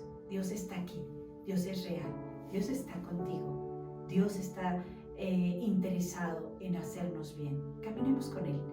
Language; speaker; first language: Spanish; native; Spanish